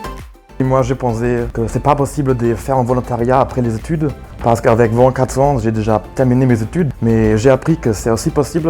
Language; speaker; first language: French; non-native, fluent; German